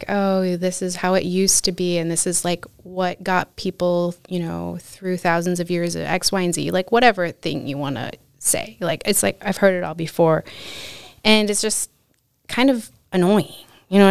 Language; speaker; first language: English; native; English